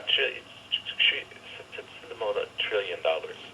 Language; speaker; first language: French; non-native, fluent; English